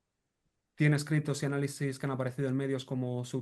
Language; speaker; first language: Spanish; native; Spanish